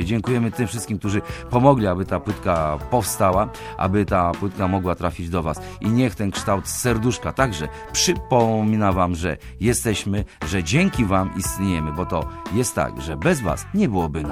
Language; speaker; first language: Polish; native; Polish